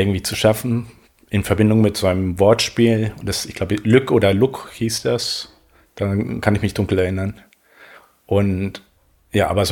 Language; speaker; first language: German; non-native, fluent; Spanish